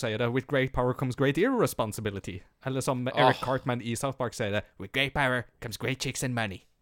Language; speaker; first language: English; non-native, fluent; Norwegian